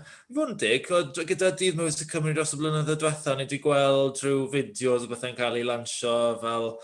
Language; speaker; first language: Welsh; native; Welsh